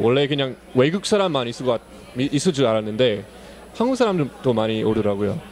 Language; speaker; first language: Korean; non-native, fluent; English